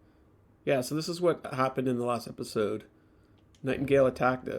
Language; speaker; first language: English; native; English